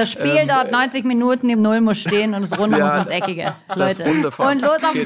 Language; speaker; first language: German; native; German